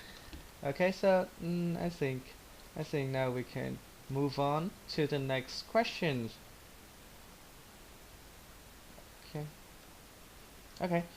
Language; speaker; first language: English; non-native, learner; Vietnamese